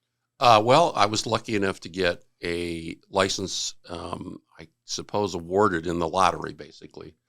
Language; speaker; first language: English; native; English